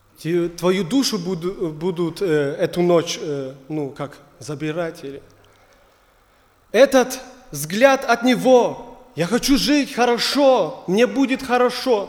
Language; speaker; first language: Russian; non-native, learner; German